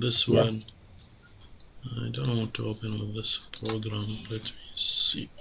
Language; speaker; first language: English; non-native, fluent; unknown